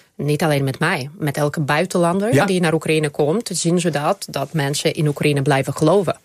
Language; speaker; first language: Dutch; non-native, fluent; Ukrainian